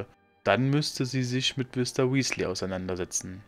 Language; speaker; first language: German; native; German